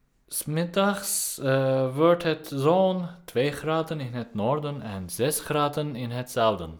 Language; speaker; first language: Dutch; non-native, learner; Turkish